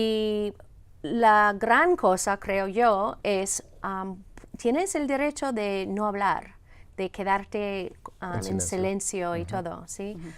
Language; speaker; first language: Spanish; non-native, fluent; English